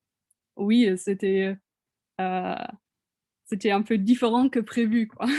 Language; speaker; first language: French; non-native, fluent; German